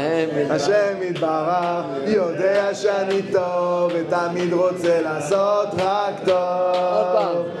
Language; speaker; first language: Hebrew; non-native, fluent; French